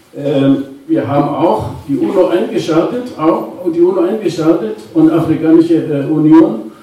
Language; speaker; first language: German; non-native, fluent; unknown